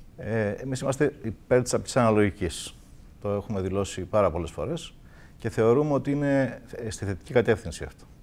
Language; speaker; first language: Greek; native; Greek